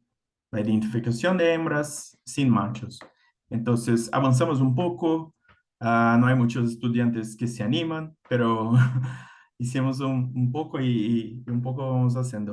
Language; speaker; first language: Spanish; non-native, fluent; Portuguese